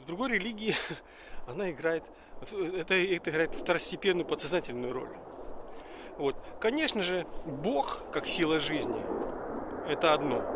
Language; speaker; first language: Russian; native; Russian